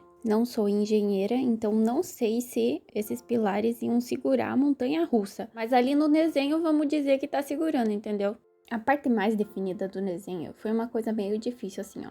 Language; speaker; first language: Portuguese; native; Portuguese